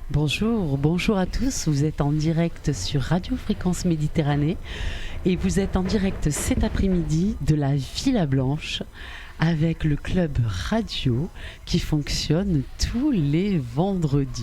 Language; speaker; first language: French; native; French